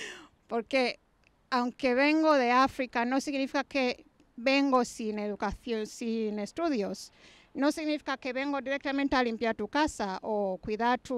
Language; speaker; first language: Spanish; non-native, fluent; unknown